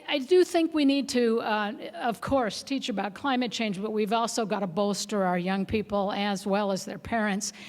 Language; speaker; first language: English; native; English